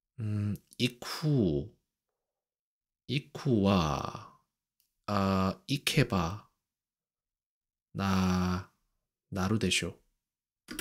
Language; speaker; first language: Japanese; non-native, learner; Korean